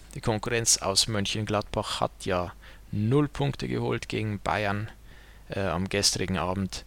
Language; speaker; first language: German; native; German